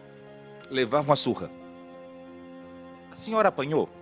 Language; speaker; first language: Portuguese; native; Portuguese